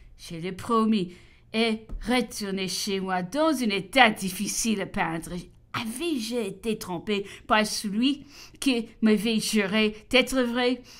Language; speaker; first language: French; non-native, fluent; English